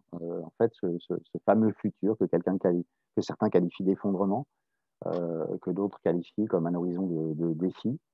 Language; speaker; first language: French; native; French